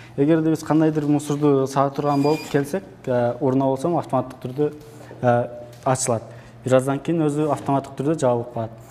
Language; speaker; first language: Kyrgyz; early bilingual, heritage; Kyrgyz